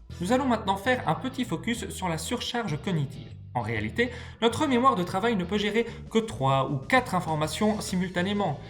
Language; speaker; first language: French; native; French